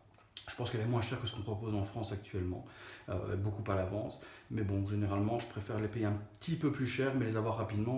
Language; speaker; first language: French; native; French